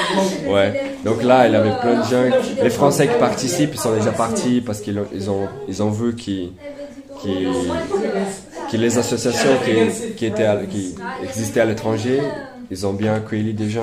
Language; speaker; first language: French; non-native, fluent; Portuguese